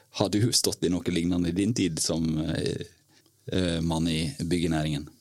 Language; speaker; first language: Norwegian; native; Norwegian